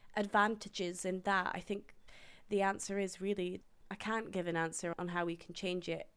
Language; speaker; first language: English; native; English